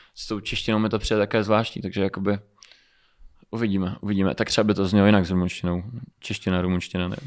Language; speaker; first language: Czech; early bilingual, other home language; Romanian